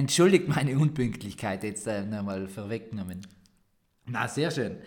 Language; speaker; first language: German; native; German